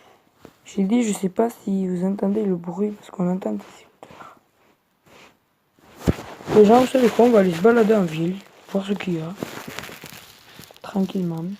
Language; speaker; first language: French; native; French